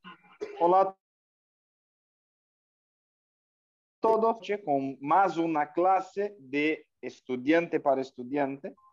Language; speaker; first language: Spanish; non-native, fluent; Portuguese